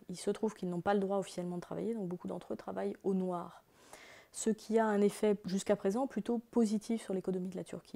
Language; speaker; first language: French; native; French